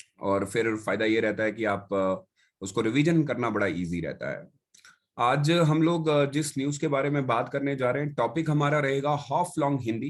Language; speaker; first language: Hindi; native; Hindi